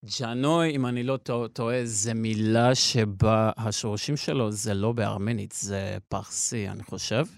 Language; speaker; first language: Hebrew; non-native, local second language; Armenian